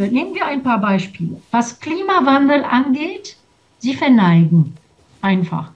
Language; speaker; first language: German; non-native, fluent; French